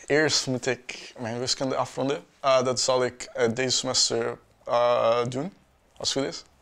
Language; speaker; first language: Dutch; non-native, local second language; Papiamento